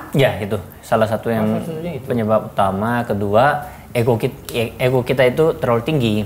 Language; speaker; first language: Indonesian; non-native, fluent; Korean